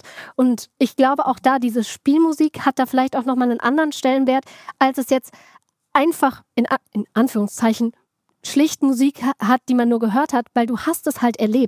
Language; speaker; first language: German; native; German